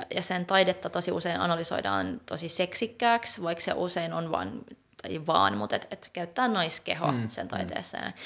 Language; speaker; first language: Finnish; non-native, local second language; Swedish